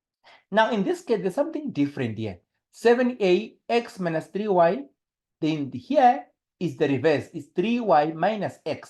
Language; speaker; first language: English; non-native, local second language; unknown